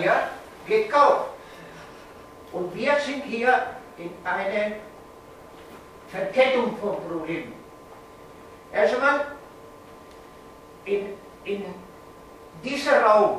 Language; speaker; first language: German; non-native, fluent; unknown